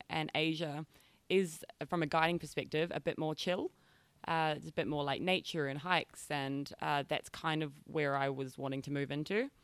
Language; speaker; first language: English; native; English